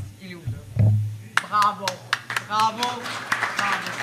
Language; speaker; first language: French; non-native, fluent; Swedish